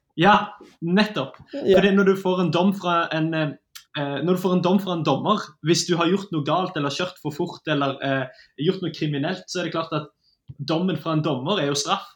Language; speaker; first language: Norwegian; native; Norwegian